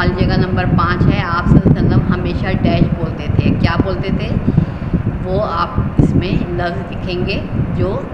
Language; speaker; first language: Urdu; native; Urdu